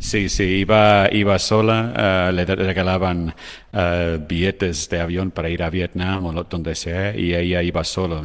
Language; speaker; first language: Spanish; non-native, fluent; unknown